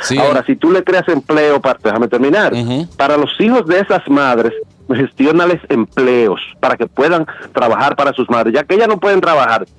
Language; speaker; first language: Spanish; native; Spanish